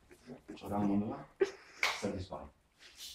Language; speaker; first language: French; native; French